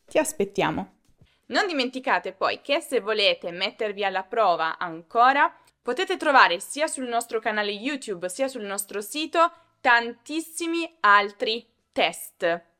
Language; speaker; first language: Italian; native; Italian